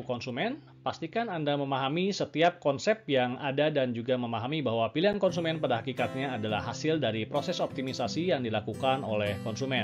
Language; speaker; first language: Indonesian; native; Indonesian